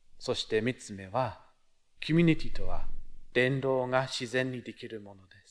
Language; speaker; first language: Japanese; non-native, fluent; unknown